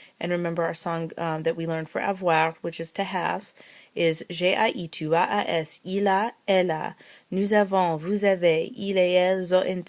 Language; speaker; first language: French; non-native, learner; English